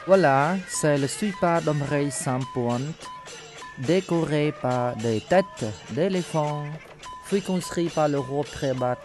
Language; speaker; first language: French; non-native, fluent; Khmer